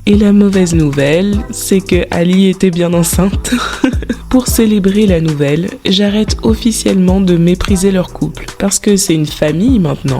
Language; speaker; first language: French; native; French